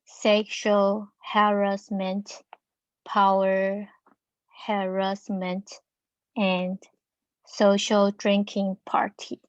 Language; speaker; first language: English; non-native, learner; Chinese